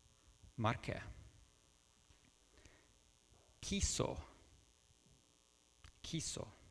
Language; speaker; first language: Greek; non-native, fluent; English